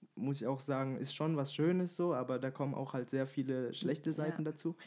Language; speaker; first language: German; native; German